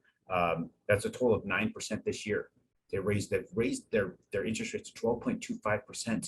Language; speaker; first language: English; native; English